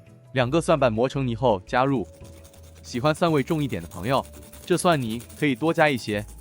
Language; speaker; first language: Chinese; native; Chinese